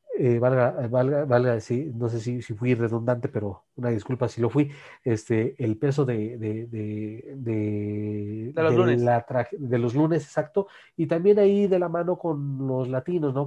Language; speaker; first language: Spanish; native; Spanish